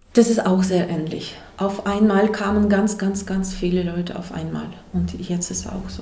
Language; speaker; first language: German; non-native, fluent; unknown